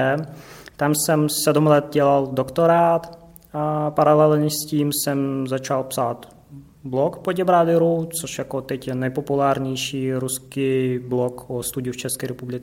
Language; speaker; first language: Czech; non-native, fluent; Russian